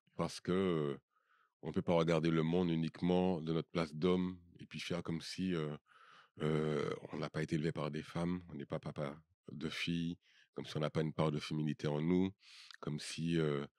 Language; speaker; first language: French; native; French